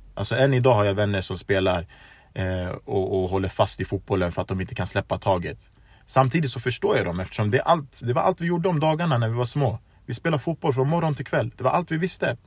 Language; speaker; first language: Swedish; early bilingual, other home language; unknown